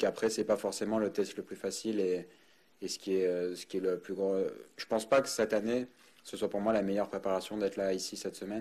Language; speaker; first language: French; native; French